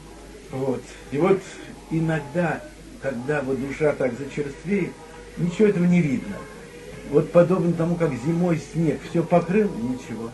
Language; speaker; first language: Russian; native; Russian